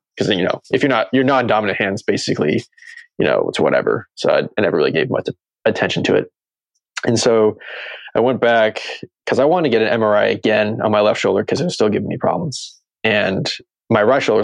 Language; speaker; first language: English; native; English